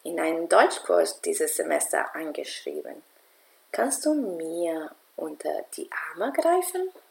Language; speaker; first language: German; non-native, fluent; Spanish